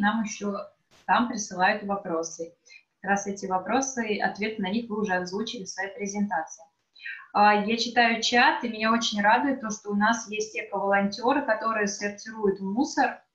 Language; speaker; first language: Russian; native; Russian